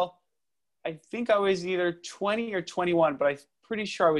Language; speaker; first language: English; native; English